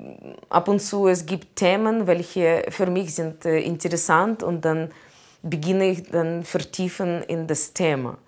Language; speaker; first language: German; non-native, learner; Russian